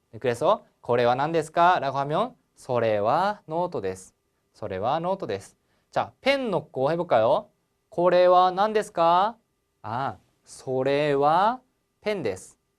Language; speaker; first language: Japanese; non-native, fluent; Korean